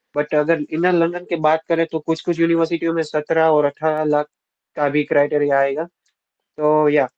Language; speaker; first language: Hindi; non-native, local second language; Gujarati